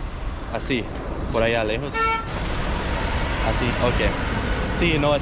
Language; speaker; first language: Spanish; non-native, learner; English